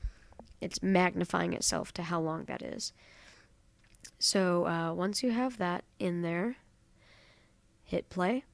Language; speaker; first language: English; native; English